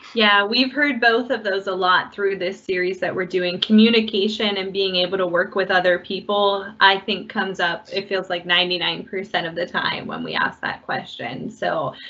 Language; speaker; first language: English; native; English